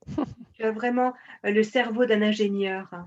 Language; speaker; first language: French; native; French